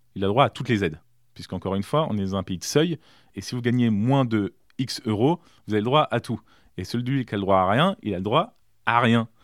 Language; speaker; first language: French; native; French